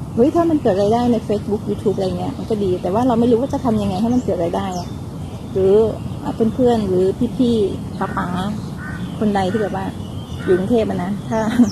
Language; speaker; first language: Thai; non-native, local second language; Northern Khmer